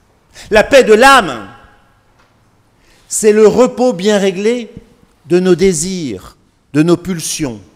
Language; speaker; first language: French; native; French